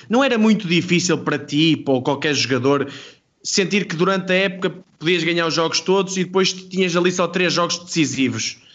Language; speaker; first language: Portuguese; native; Portuguese